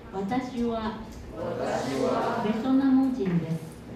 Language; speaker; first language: Japanese; non-native, fluent; Chinese